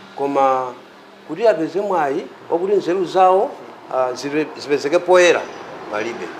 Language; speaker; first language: Nyanja; native; Nyanja